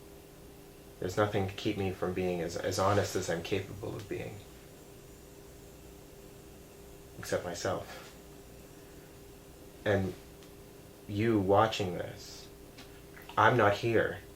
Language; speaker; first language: English; native; English